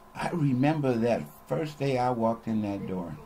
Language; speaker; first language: English; native; English